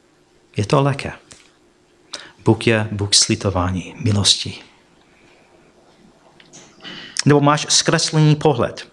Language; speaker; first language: Czech; non-native, fluent; English